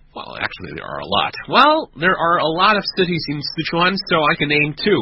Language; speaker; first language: English; non-native, fluent; Chinese